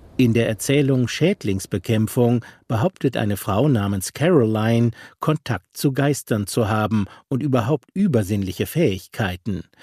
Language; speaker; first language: German; native; German